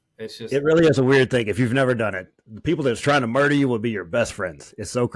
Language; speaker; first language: English; native; English